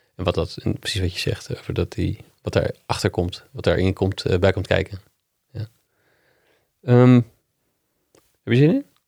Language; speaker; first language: Dutch; non-native, fluent; English